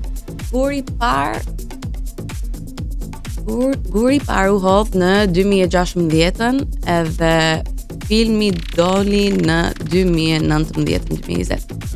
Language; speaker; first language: Albanian; early bilingual, heritage; Albanian